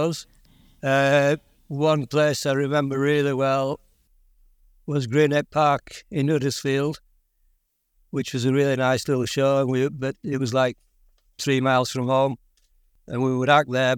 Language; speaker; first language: English; native; English